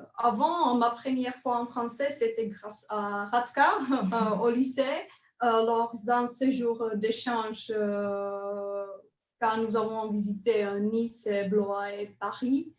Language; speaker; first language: French; non-native, fluent; Czech